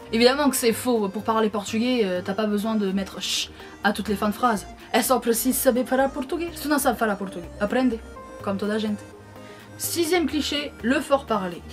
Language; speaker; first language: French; early bilingual, other home language; Portuguese